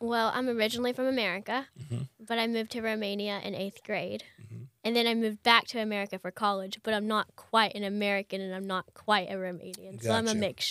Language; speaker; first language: English; native; English